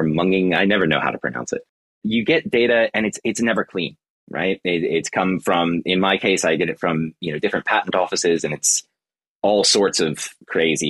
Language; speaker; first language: English; native; English